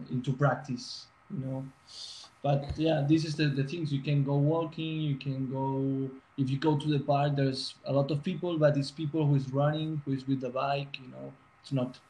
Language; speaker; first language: English; non-native, fluent; Spanish